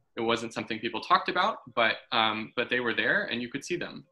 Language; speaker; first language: English; native; English